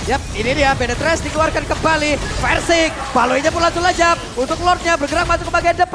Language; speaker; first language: Indonesian; native; Indonesian